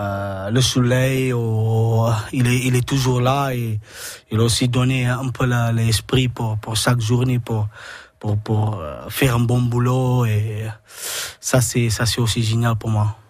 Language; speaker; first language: French; non-native, learner; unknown